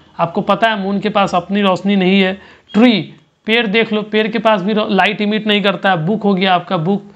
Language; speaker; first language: Hindi; native; Hindi